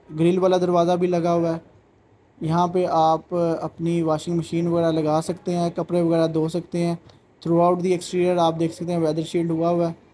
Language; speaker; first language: Urdu; non-native, local second language; Punjabi